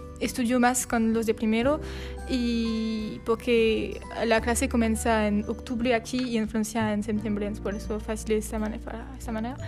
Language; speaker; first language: Spanish; non-native, learner; French